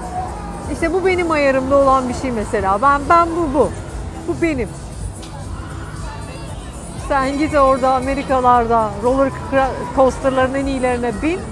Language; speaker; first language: Turkish; native; Turkish